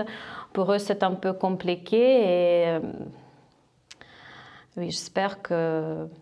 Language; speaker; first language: French; non-native, fluent; Ukrainian